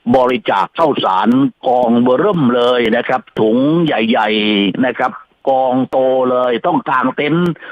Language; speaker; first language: Thai; native; Thai